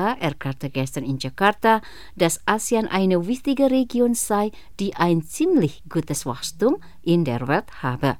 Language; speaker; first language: German; non-native, fluent; Indonesian